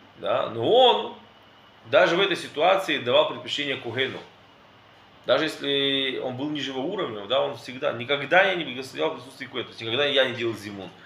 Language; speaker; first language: Russian; early bilingual, heritage; Russian